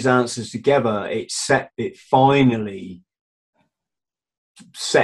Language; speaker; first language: English; native; English